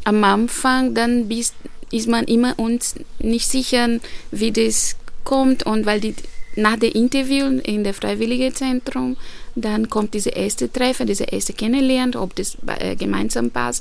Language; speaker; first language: German; non-native, fluent; Portuguese